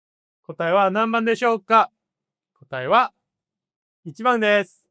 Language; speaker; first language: Japanese; non-native, fluent; Korean